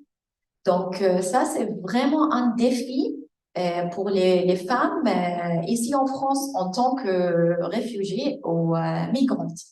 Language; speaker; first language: French; non-native, fluent; Arabic